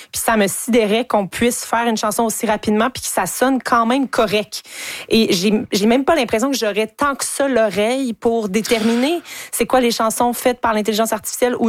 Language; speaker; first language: French; native; French